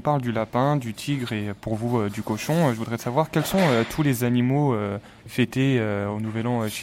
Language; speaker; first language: French; native; French